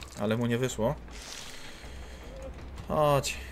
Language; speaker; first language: Polish; native; Polish